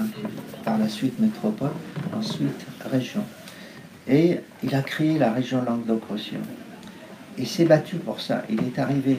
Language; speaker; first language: French; non-native, fluent; Arabic